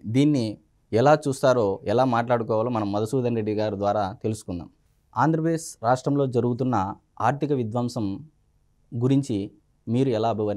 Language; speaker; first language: Telugu; native; Telugu